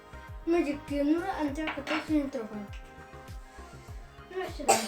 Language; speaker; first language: Russian; early bilingual, heritage; Russian